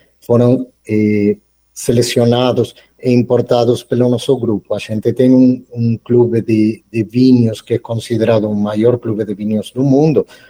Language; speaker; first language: Portuguese; non-native, fluent; Spanish